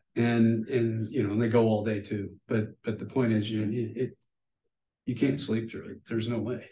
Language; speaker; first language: English; native; English